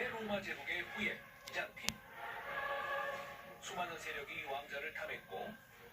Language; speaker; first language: Korean; native; Korean